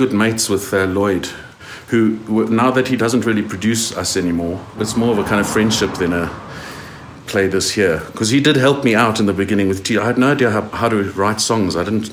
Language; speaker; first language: English; native; English